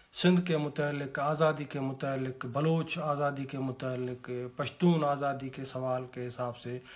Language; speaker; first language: Urdu; non-native, local second language; Sindhi